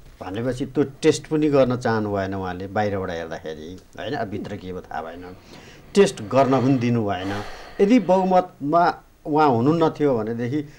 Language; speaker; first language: Nepali; native; Nepali